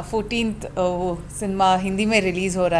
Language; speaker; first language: Hindi; non-native, local second language; Kannada